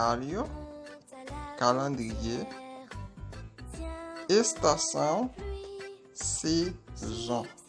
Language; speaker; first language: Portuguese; non-native, learner; Haitian Creole